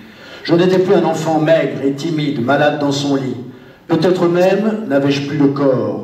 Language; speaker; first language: French; native; French